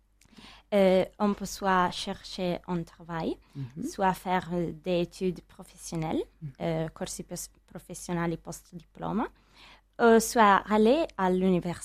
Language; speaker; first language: French; non-native, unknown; Italian